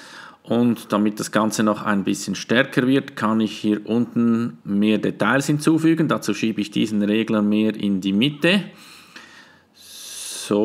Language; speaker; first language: German; native; German